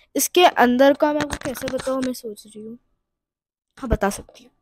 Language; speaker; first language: Hindi; non-native, local second language; Urdu